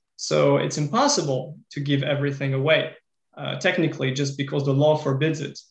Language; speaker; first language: English; non-native, fluent; French